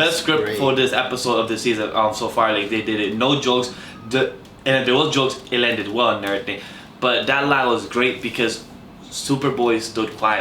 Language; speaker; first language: English; native; English